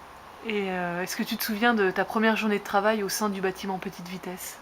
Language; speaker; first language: French; native; French